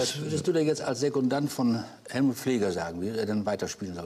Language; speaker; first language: German; native; German